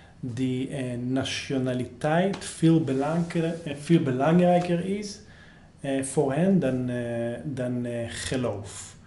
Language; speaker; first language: Dutch; non-native, fluent; Hebrew